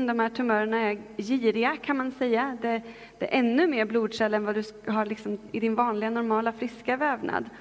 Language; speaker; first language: Swedish; native; Swedish